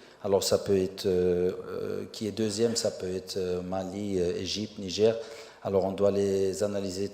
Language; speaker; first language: French; non-native, fluent; Arabic